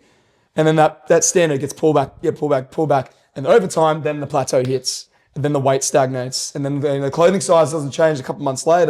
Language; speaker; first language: English; native; English